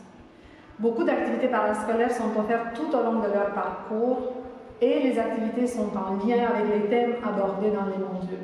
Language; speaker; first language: French; native; French